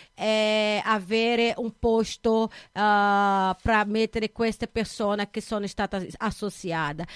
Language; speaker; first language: Italian; non-native, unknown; Portuguese